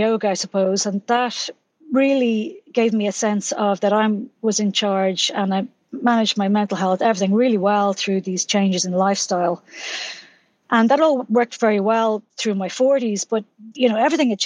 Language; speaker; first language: English; native; English